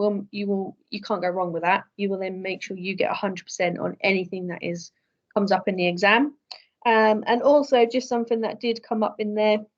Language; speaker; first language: English; native; English